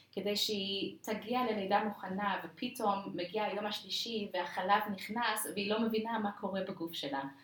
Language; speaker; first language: Hebrew; non-native, fluent; English